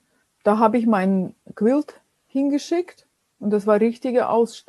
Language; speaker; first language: German; non-native, fluent; Russian